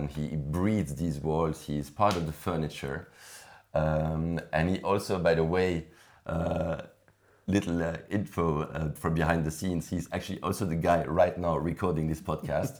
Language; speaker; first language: English; non-native, fluent; French